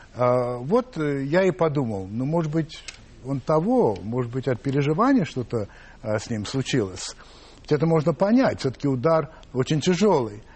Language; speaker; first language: Russian; non-native, fluent; French